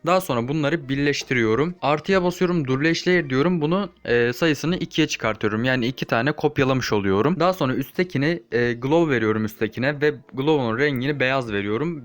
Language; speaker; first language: Turkish; native; Turkish